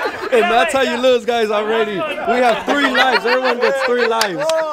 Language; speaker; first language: English; early bilingual, other home language; Spanish